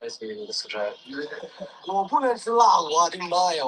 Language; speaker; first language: Chinese; native; Chinese